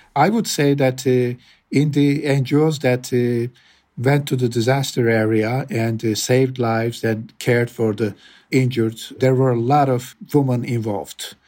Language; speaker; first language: English; non-native, fluent; Turkish